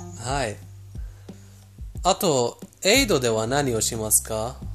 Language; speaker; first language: Japanese; non-native, fluent; Persian